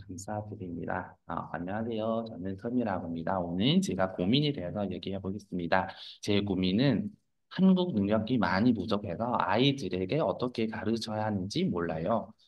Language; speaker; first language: Korean; non-native, fluent; Vietnamese